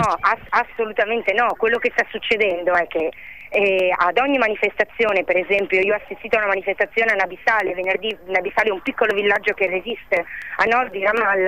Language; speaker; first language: Italian; native; Italian